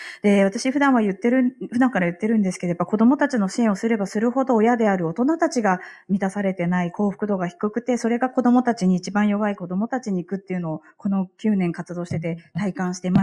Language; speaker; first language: Japanese; native; Japanese